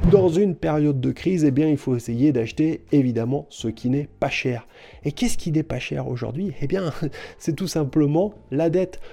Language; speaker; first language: French; native; French